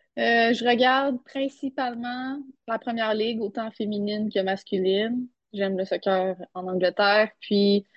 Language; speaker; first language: French; native; French